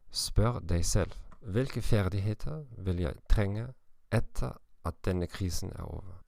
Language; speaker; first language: Norwegian; non-native, learner; German